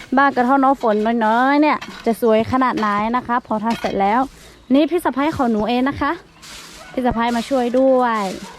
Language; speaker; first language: Thai; non-native, local second language; Lahu